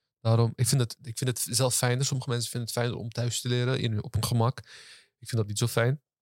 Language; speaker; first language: Dutch; early bilingual, other home language; Turkish